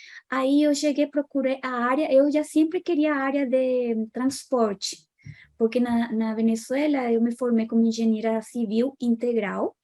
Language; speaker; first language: Portuguese; non-native, fluent; Spanish